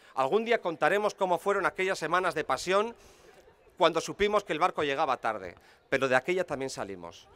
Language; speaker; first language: Spanish; native; Spanish